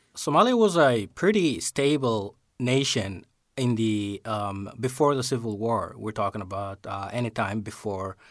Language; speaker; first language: English; non-native, fluent; Somali